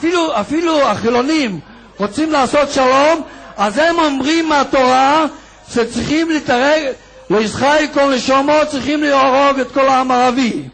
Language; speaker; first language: Hebrew; non-native, fluent; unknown